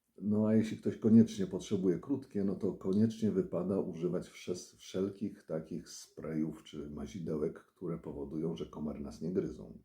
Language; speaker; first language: Polish; native; Polish